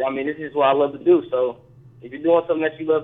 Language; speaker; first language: English; native; English